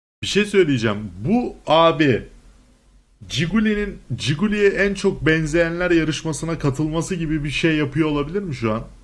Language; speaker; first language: Turkish; native; Turkish